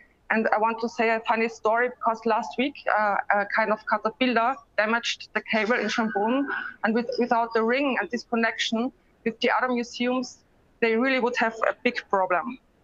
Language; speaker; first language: English; non-native, fluent; German